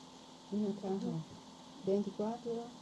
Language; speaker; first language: Spanish; non-native, learner; English